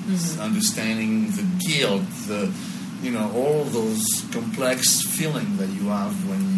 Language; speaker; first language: English; non-native, fluent; French